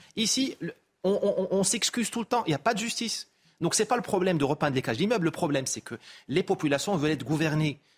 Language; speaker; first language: French; non-native, local second language; Arabic